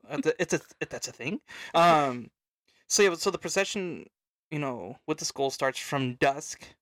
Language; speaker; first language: English; native; English